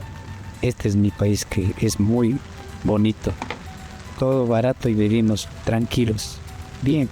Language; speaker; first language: Spanish; non-native, local second language; Quechua